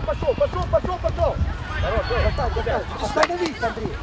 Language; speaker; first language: Russian; native; Russian